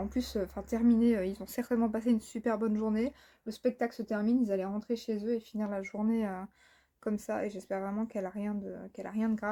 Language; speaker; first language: French; native; French